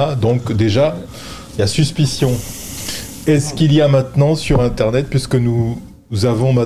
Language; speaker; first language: French; native; French